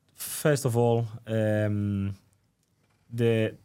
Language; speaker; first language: English; non-native, fluent; Spanish